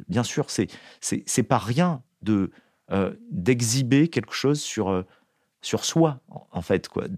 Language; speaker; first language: French; native; French